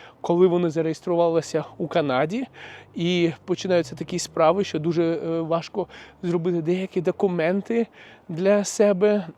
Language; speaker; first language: Ukrainian; non-native, local second language; Russian